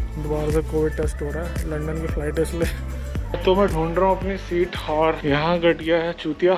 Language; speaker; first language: Hindi; native; Hindi